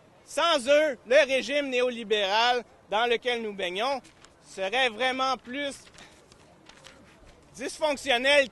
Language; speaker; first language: French; native; French